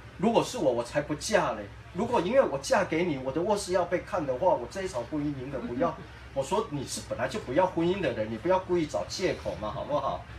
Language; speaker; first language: Chinese; native; Chinese